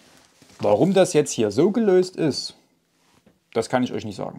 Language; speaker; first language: German; native; German